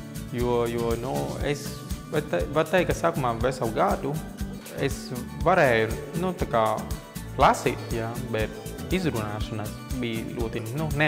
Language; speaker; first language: Latvian; non-native, fluent; Vietnamese